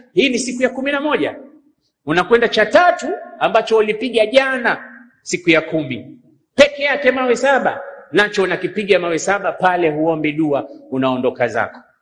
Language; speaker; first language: Swahili; native; Swahili